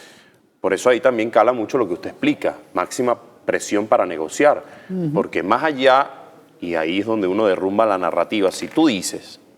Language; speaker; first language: Spanish; native; Spanish